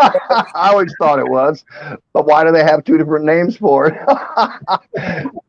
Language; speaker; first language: English; native; English